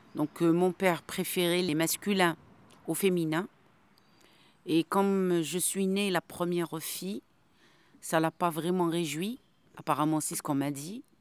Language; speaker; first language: French; non-native, local second language; Arabic